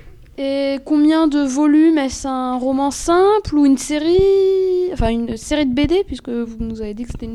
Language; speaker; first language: French; native; French